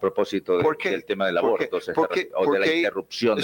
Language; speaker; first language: Spanish; native; Spanish